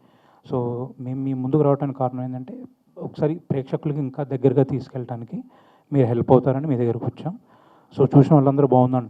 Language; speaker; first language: Telugu; native; Telugu